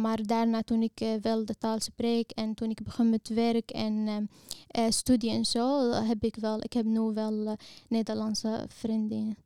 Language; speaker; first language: Dutch; non-native, fluent; Arabic